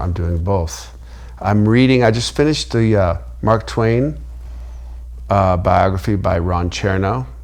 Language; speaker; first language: English; native; English